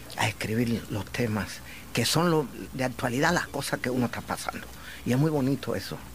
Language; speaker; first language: Spanish; native; Spanish